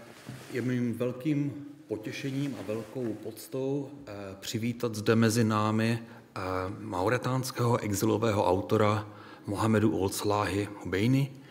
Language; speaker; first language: Czech; native; Czech